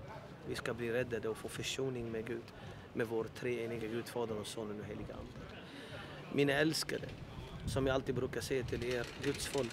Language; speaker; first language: Swedish; non-native, fluent; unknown